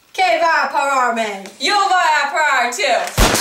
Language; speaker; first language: Spanish; non-native, learner; English